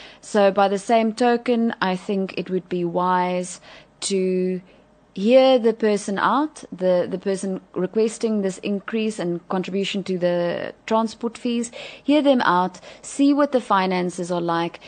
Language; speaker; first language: English; non-native, local second language; Afrikaans